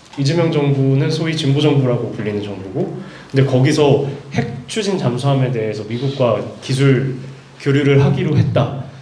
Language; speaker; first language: Korean; native; Korean